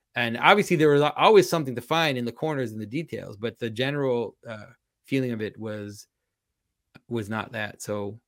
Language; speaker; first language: English; non-native, fluent; French